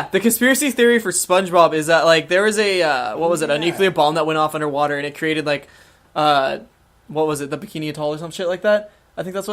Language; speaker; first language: English; native; English